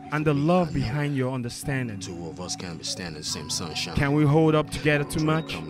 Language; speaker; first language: English; non-native, local second language; Yoruba